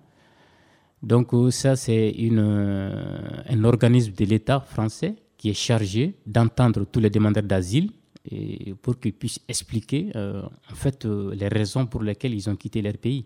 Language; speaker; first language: French; non-native, local second language; Bambara